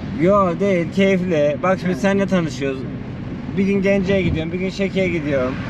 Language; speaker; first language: Turkish; native; Turkish